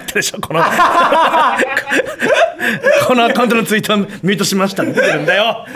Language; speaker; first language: Japanese; native; Japanese